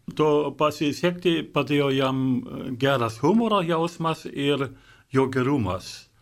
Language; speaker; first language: Lithuanian; non-native, fluent; German